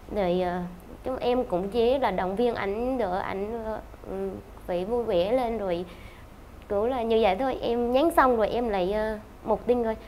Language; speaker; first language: Vietnamese; native; Vietnamese